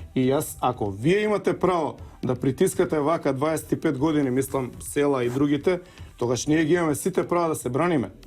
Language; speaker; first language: Macedonian; native; Macedonian